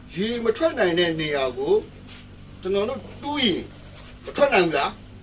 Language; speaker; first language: Burmese; non-native, local second language; Kachin